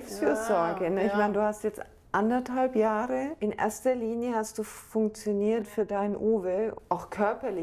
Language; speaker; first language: German; native; German